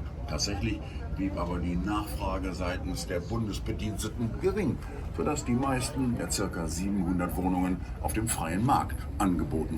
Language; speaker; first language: German; native; German